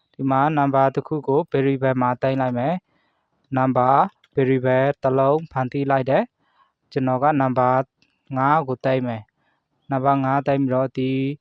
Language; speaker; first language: Burmese; native; Burmese